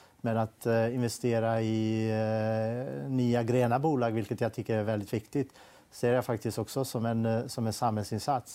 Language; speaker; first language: Swedish; non-native, fluent; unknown